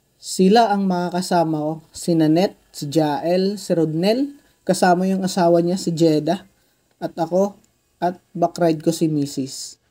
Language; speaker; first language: Filipino; non-native, local second language; Waray